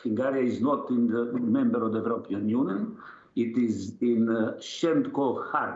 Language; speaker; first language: English; non-native, learner; Serbian